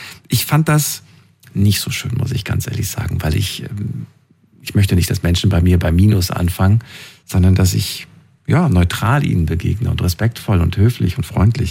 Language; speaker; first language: German; native; German